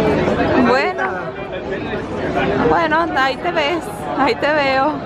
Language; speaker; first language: Spanish; native; Spanish